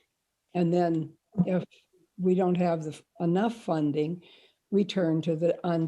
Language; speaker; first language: English; native; English